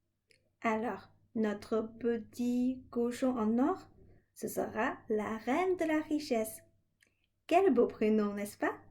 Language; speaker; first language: French; non-native, fluent; Chinese